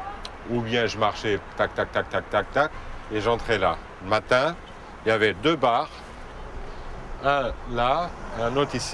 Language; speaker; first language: French; non-native, fluent; Portuguese